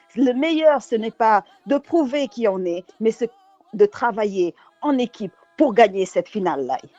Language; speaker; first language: French; non-native, local second language; Wolof